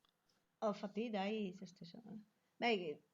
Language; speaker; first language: Italian; native; Italian